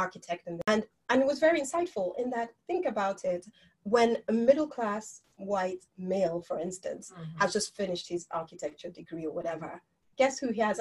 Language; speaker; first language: English; non-native, local second language; Yoruba